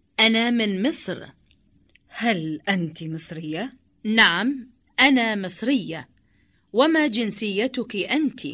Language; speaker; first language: Arabic; non-native, learner; Indonesian